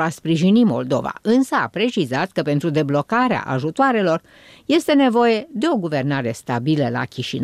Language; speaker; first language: Romanian; native; Romanian